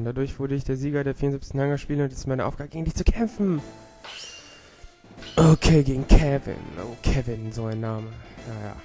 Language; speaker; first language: German; native; German